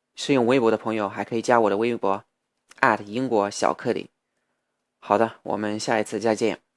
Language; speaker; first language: Chinese; non-native, fluent; English